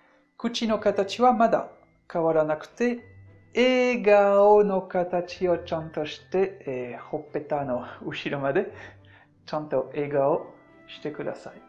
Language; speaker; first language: Japanese; non-native, fluent; French